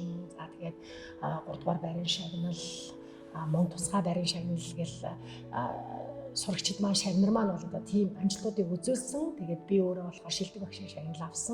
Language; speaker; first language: Mongolian; native; Mongolian